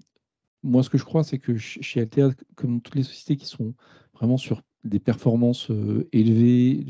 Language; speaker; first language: French; native; French